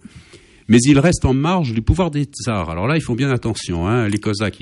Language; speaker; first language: French; native; French